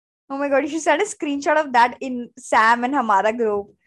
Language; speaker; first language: English; non-native, local second language; Hindi